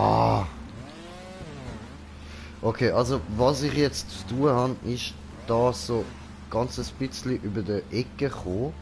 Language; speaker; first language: German; native; German